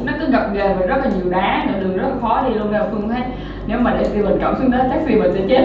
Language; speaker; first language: Vietnamese; native; Vietnamese